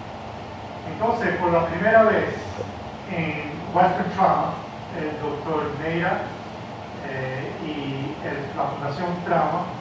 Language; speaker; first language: Spanish; early bilingual, heritage; Spanish